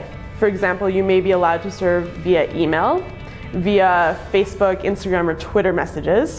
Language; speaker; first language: English; native; English